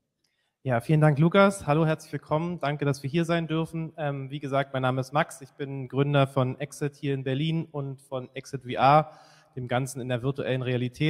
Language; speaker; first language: German; native; German